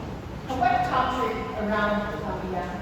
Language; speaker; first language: English; non-native, learner; Chinese